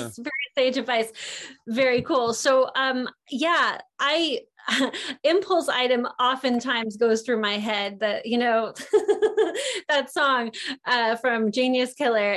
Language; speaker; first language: English; native; English